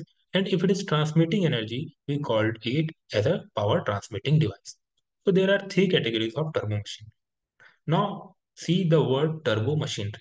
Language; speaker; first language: English; non-native, local second language; Hindi